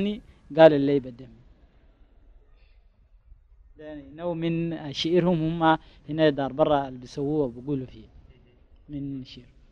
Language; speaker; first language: Arabic; native; Arabic